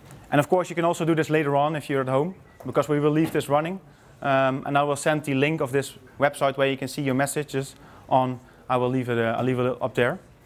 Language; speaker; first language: English; non-native, fluent; Dutch